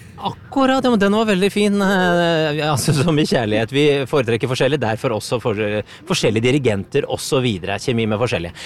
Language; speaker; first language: Norwegian; native; Norwegian